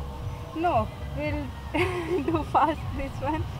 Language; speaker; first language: English; non-native, learner; Russian